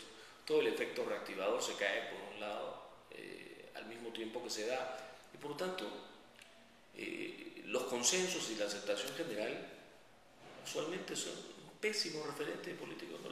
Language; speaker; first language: Spanish; native; Spanish